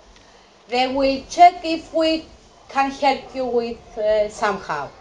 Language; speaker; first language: English; non-native, local second language; Greek